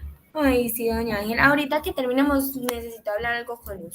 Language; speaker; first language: Spanish; native; Spanish